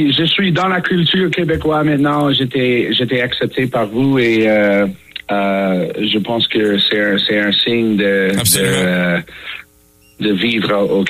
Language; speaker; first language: French; non-native, fluent; English